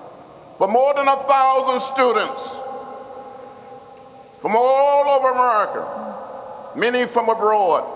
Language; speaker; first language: English; native; English